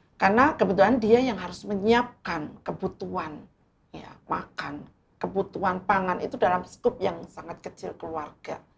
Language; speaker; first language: Indonesian; native; Indonesian